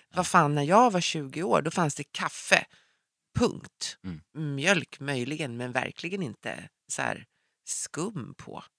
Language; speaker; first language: Swedish; native; Swedish